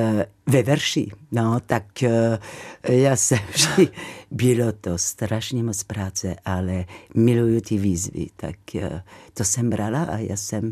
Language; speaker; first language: Czech; non-native, fluent; French